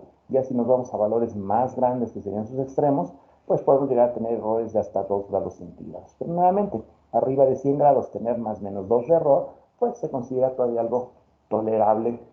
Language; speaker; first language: Spanish; native; Spanish